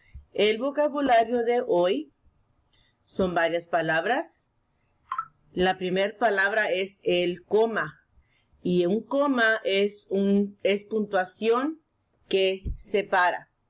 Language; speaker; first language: Spanish; early bilingual, heritage; Spanish